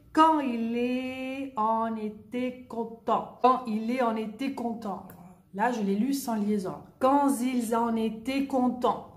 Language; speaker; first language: French; native; French